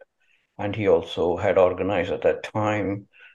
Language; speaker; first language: English; non-native, local second language; Kannada